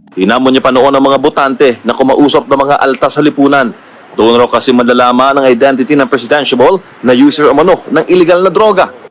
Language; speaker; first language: Filipino; native; Filipino